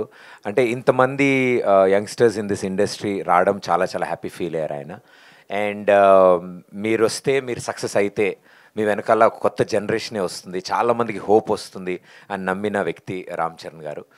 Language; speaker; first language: Telugu; native; Telugu